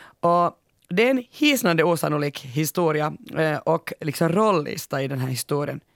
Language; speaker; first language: Swedish; native; Swedish